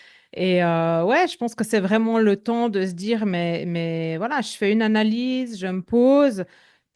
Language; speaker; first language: French; native; French